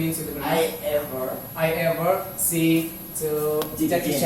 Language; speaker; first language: English; non-native, learner; Indonesian